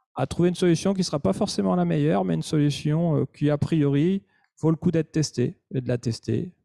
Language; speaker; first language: French; native; French